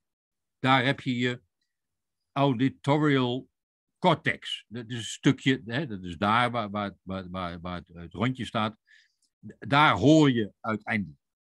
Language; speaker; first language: Dutch; native; Dutch